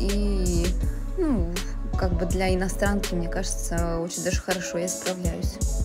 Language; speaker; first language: Russian; native; Russian